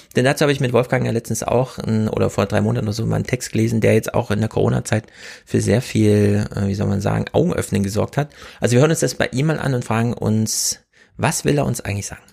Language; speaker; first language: German; native; German